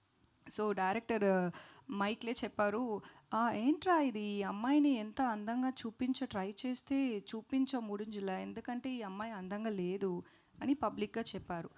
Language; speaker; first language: Telugu; non-native, learner; Tamil